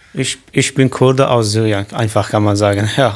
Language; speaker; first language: German; non-native, learner; Kurdish